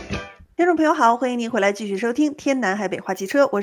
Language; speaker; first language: Chinese; native; Chinese